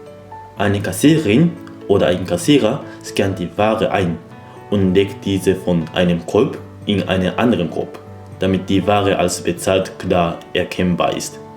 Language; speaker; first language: German; non-native, fluent; Japanese